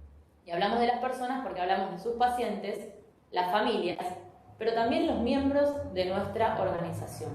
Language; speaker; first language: Spanish; native; Spanish